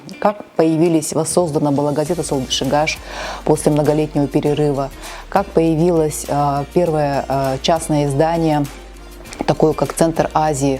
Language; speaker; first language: Russian; native; Russian